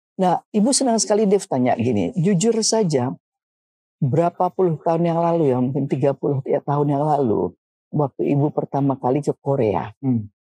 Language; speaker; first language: Indonesian; native; Indonesian